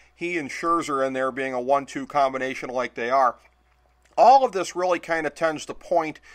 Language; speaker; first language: English; native; English